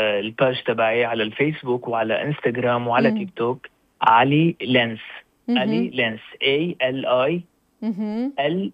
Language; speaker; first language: Arabic; native; Arabic